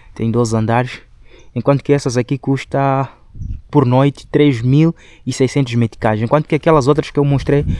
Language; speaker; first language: Portuguese; non-native, local second language; Shona